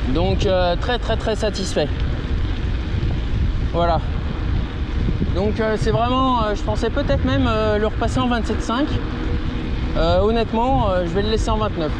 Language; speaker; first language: French; native; French